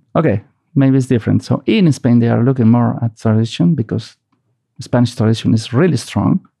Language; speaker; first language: English; non-native, fluent; Spanish